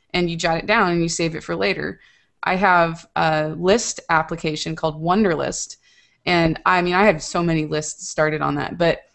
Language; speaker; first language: English; native; English